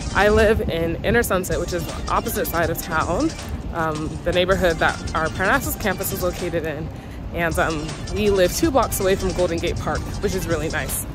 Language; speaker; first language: English; native; English